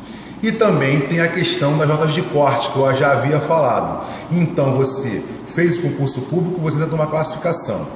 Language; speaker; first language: Portuguese; native; Portuguese